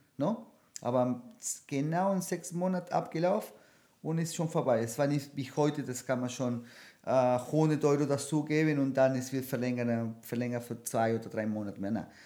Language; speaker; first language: German; non-native, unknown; Spanish